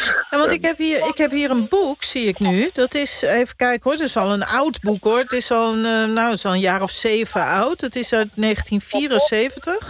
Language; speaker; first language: Dutch; native; Dutch